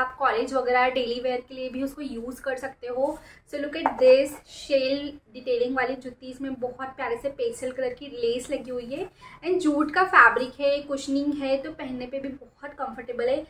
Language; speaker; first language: Hindi; native; Hindi